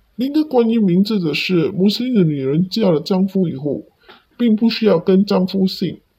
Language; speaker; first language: Chinese; non-native, local second language; Cantonese